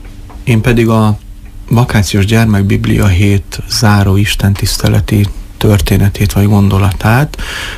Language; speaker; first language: Hungarian; native; Hungarian